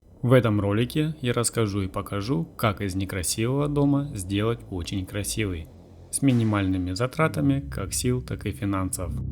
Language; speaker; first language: Russian; native; Russian